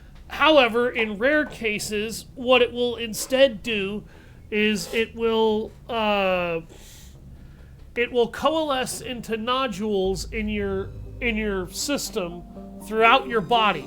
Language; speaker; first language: English; native; English